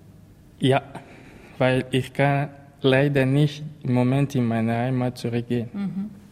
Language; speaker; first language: German; non-native, learner; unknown